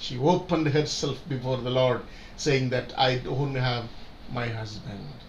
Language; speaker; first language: English; non-native, local second language; Tamil